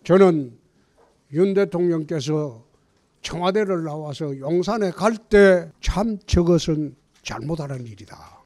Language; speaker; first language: Korean; native; Korean